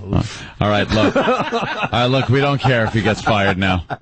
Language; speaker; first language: English; native; English